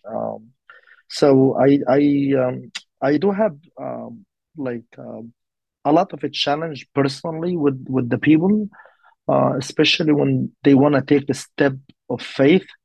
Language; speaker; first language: English; non-native, learner; Arabic